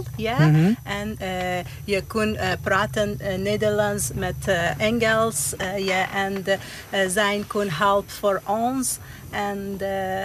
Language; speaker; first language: Dutch; non-native, learner; Persian